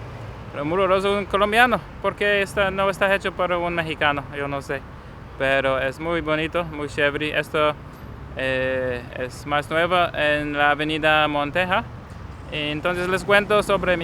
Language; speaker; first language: Spanish; non-native, learner; English